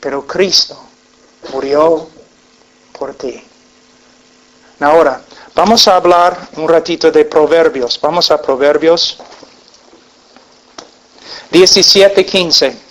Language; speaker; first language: Spanish; non-native, fluent; English